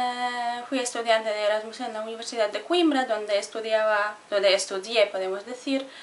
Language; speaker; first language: Spanish; non-native, fluent; Polish